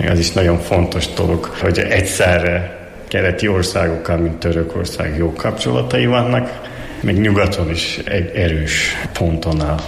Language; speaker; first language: Hungarian; non-native, fluent; Turkish